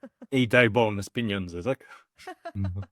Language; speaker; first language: Polish; non-native, learner; English